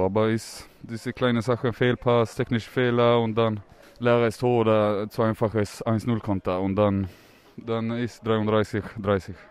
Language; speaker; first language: German; non-native, learner; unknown